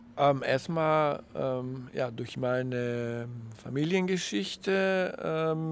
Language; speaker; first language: German; non-native, fluent; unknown